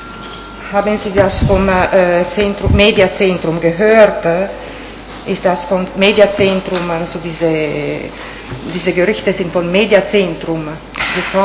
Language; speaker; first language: German; non-native, fluent; Italian